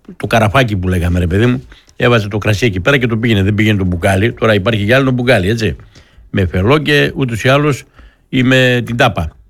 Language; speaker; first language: Greek; native; Greek